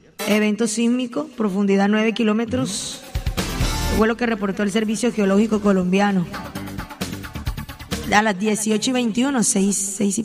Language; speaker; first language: Spanish; native; Spanish